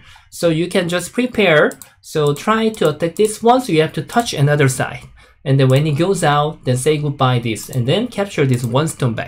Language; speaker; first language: English; non-native, fluent; Korean